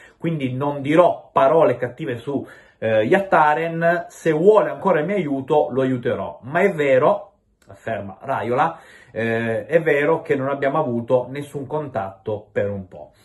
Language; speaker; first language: Italian; native; Italian